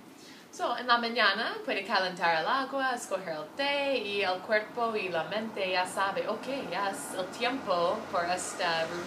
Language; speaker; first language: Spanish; non-native, fluent; English